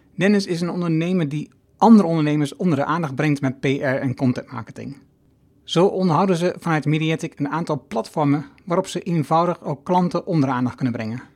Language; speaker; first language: Dutch; native; Dutch